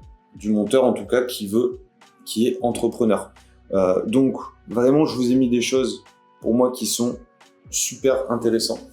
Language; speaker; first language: French; native; French